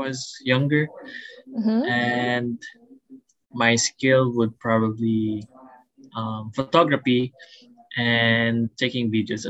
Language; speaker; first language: English; non-native, local second language; Filipino